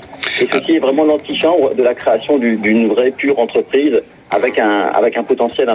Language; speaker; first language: French; native; French